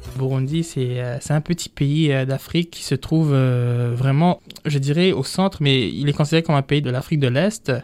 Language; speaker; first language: French; non-native, local second language; Rundi